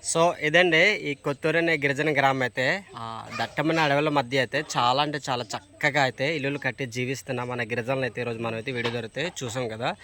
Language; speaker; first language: Telugu; native; Telugu